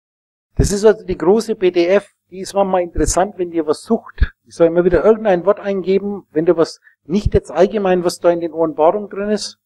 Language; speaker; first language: German; native; German